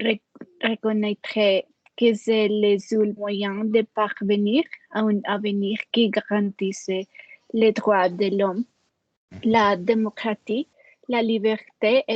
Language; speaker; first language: French; non-native, learner; Spanish